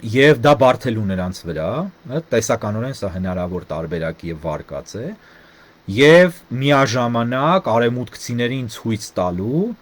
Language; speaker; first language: Armenian; native; Armenian